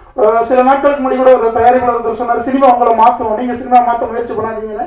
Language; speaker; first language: Tamil; native; Tamil